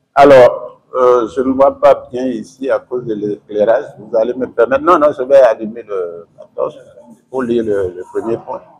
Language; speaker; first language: French; non-native, local second language; Yoruba